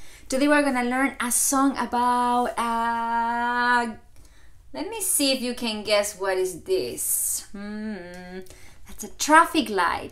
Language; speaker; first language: English; non-native, fluent; Spanish